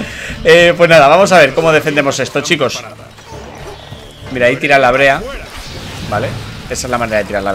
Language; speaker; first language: Spanish; native; Spanish